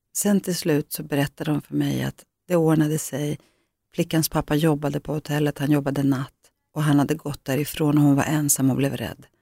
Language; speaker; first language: Swedish; early bilingual, other home language; Greek